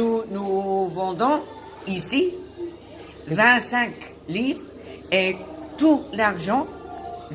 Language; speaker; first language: French; non-native, learner; English